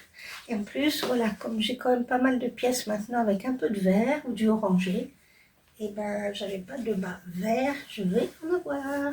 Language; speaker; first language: French; native; French